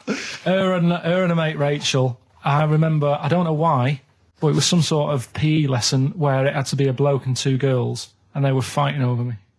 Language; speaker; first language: English; native; English